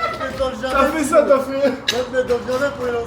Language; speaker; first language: French; native; French